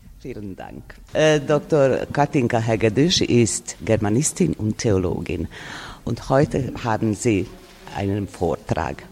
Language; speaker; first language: German; non-native, fluent; Serbian